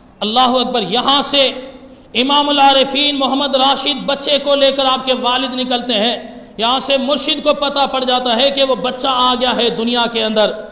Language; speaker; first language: Urdu; non-native, local second language; Sindhi